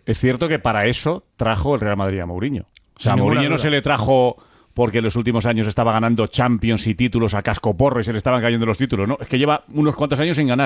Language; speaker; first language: Spanish; native; Spanish